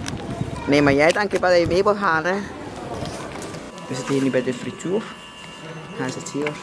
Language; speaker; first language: Dutch; native; Dutch